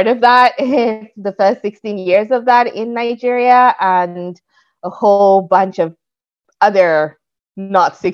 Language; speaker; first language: English; non-native, local second language; Yoruba